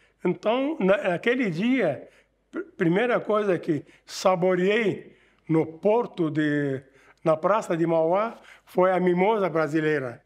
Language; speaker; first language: Portuguese; non-native, fluent; Arabic